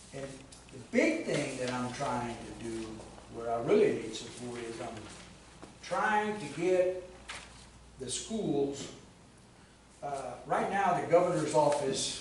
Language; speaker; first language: English; native; English